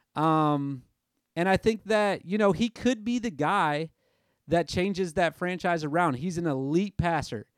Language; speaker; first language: English; native; English